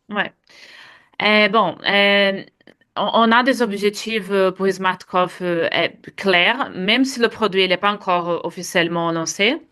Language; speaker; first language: French; non-native, fluent; Portuguese